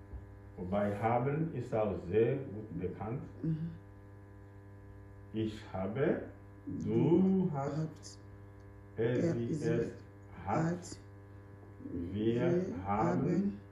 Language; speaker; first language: German; non-native, fluent; French